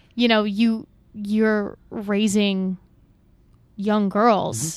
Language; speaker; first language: English; native; English